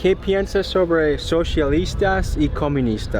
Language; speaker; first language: Spanish; non-native, learner; English